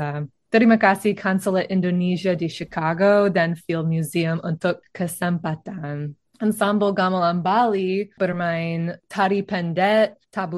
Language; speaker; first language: Indonesian; non-native, fluent; English